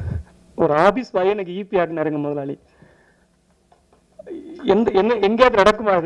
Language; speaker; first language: Tamil; native; Tamil